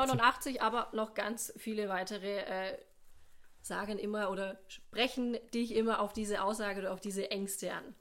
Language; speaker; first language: German; native; German